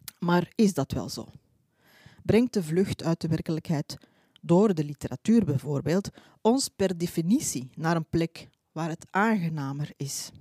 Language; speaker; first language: Dutch; early bilingual, other home language; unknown